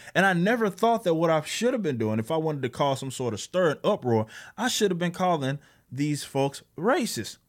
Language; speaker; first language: English; native; English